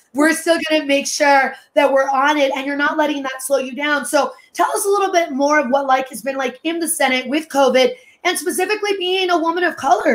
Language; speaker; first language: English; early bilingual, other home language; Spanish